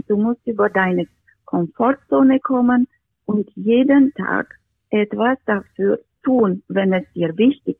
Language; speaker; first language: German; non-native, fluent; Romanian